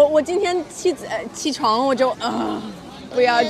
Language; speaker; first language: Chinese; non-native, fluent; English